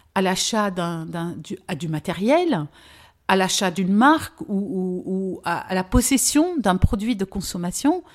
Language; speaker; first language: French; native; French